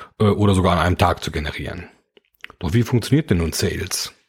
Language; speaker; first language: German; native; German